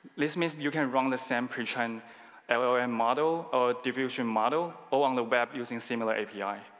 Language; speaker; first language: English; non-native, fluent; Chinese